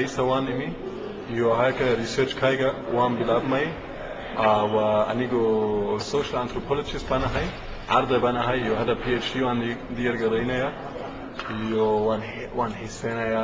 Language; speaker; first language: Somali; non-native, learner; German